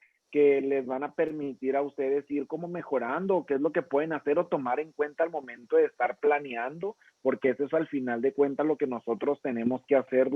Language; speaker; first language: Spanish; native; Spanish